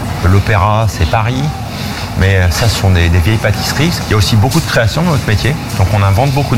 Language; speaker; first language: French; native; French